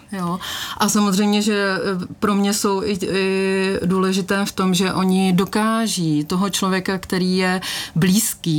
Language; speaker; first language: Czech; native; Czech